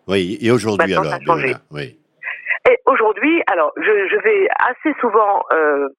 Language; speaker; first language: French; non-native, local second language; Réunion Creole French